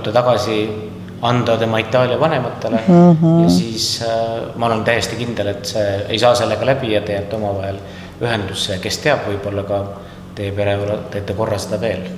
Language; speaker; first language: Estonian; native; Estonian